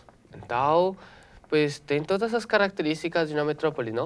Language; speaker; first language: Portuguese; non-native, learner; Spanish